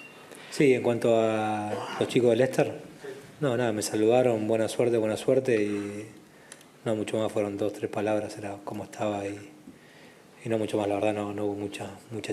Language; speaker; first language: Spanish; native; Spanish